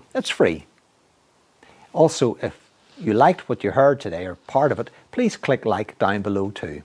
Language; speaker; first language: English; native; English